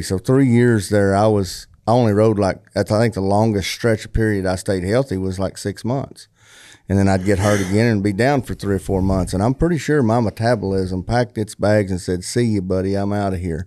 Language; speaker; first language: English; native; English